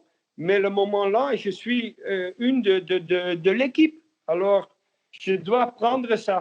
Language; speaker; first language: French; non-native, learner; Dutch